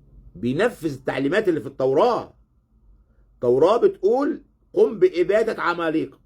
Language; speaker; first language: Arabic; native; Arabic